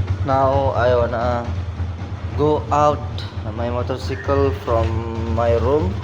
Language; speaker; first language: English; non-native, learner; Indonesian